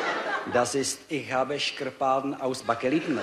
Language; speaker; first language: German; non-native, learner; Czech